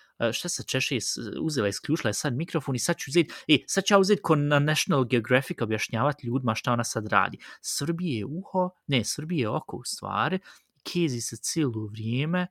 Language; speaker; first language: Bosnian; early bilingual, heritage; Bosnian